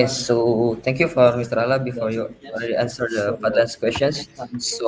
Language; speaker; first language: English; non-native, learner; Indonesian